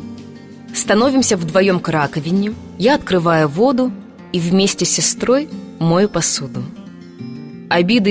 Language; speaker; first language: Russian; native; Russian